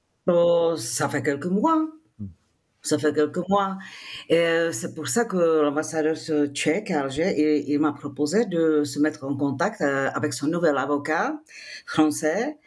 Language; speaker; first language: French; non-native, fluent; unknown